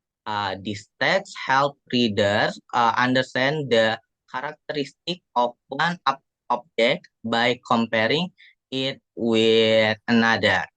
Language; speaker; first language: English; non-native, learner; Indonesian